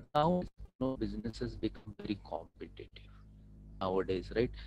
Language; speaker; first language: English; non-native, local second language; Marathi